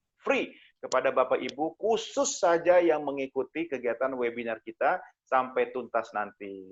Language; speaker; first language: Indonesian; native; Indonesian